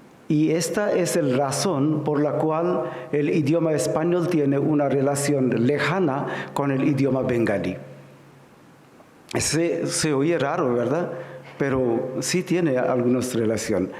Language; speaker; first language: Spanish; non-native, fluent; Bangla